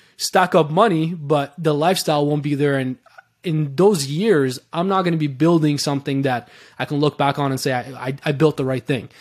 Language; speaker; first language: English; early bilingual, other home language; Persian